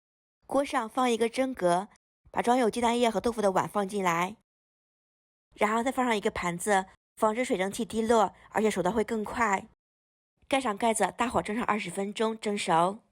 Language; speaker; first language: Chinese; native; Chinese